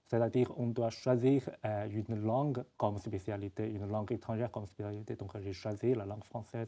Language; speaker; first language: French; non-native, fluent; Chinese